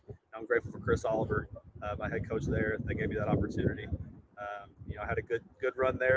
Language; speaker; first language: English; native; English